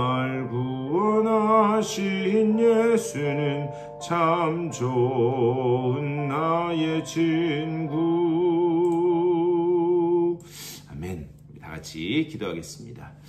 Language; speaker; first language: Korean; native; Korean